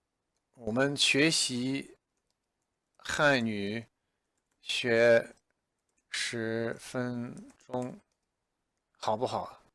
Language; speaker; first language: Chinese; non-native, fluent; English